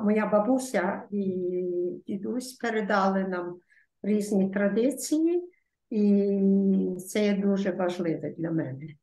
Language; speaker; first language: Ukrainian; early bilingual, heritage; Ukrainian